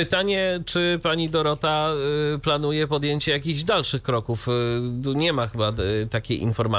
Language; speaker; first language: Polish; native; Polish